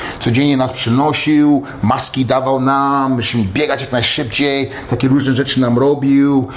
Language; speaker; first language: Polish; early bilingual, heritage; Polish